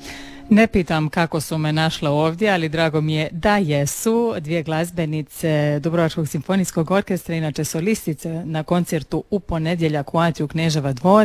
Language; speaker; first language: Serbian; native; Serbian